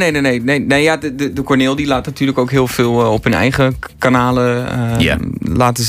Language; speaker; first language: Dutch; native; Dutch